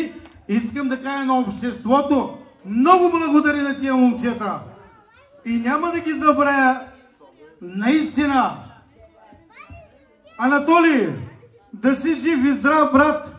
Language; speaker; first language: Bulgarian; non-native, local second language; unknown